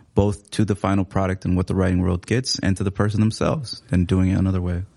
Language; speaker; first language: English; early bilingual, other home language; Somali